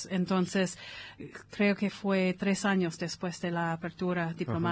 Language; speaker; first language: Spanish; non-native, fluent; English